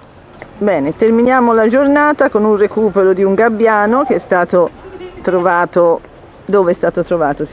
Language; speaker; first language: Italian; native; Italian